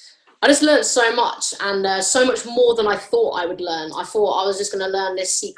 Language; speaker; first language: English; native; English